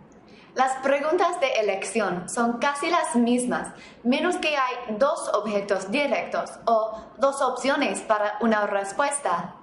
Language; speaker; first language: Spanish; non-native, fluent; English